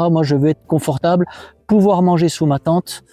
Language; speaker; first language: French; native; French